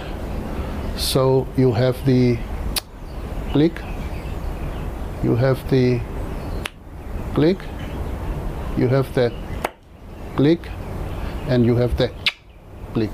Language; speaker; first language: English; non-native, local second language; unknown